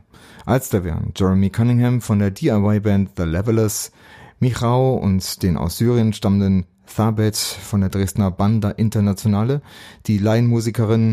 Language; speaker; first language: German; native; German